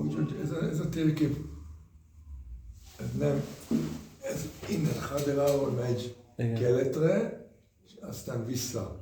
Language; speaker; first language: Hungarian; early bilingual, heritage; Hungarian